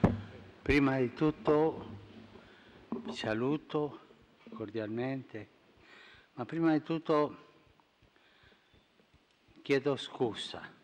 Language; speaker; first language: Italian; non-native, fluent; Spanish